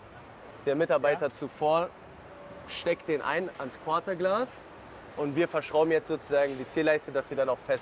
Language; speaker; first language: German; native; German